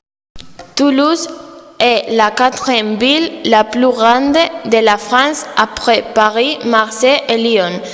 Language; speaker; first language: French; non-native, learner; Spanish